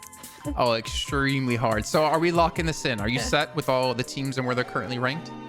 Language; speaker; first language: English; native; English